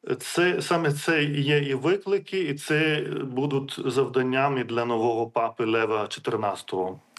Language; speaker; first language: Ukrainian; non-native, fluent; Lithuanian